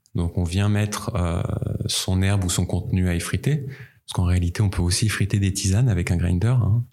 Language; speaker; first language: French; native; French